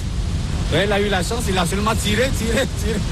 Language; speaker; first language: French; non-native, fluent; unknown